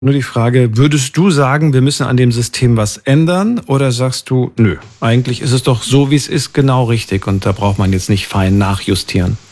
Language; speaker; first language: German; native; German